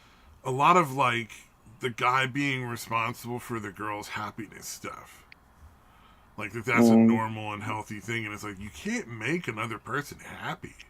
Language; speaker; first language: English; native; English